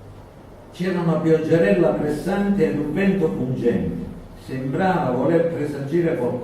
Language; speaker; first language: Italian; native; Italian